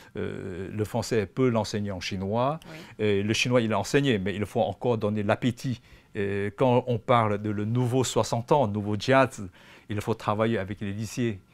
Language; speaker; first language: French; non-native, fluent; Chinese